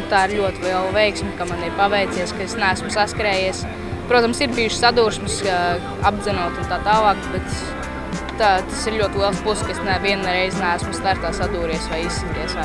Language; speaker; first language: Latvian; native; Latvian